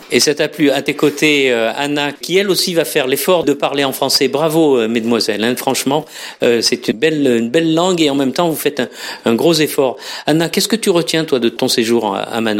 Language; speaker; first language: French; native; French